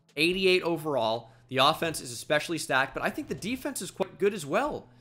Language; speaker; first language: English; native; English